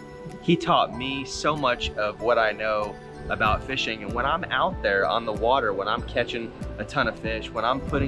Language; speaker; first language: English; native; English